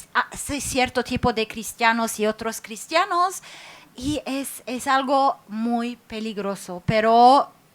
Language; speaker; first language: Spanish; non-native, fluent; Arabic